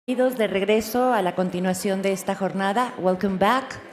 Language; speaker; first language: Spanish; native; Spanish